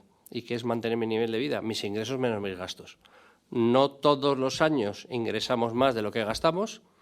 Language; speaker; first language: Spanish; native; Spanish